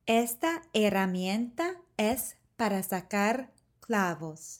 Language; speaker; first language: Spanish; non-native, fluent; English